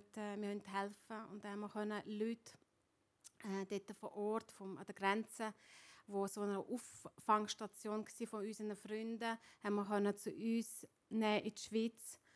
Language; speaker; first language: German; non-native, fluent; Ukrainian